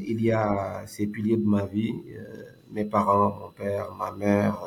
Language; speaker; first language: French; non-native, local second language; Wolof